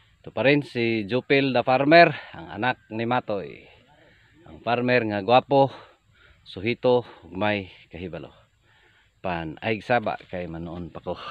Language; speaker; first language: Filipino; non-native, local second language; Cebuano